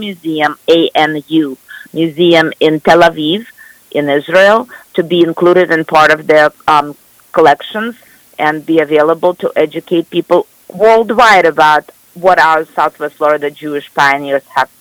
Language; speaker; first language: English; non-native, fluent; Russian